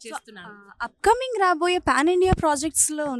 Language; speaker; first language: Telugu; native; Telugu